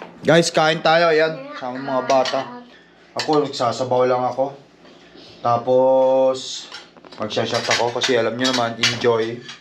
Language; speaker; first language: Filipino; non-native, local second language; Iloko